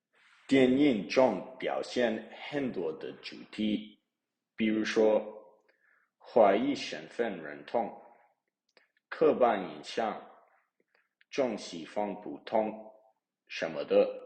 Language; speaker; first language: Chinese; non-native, learner; English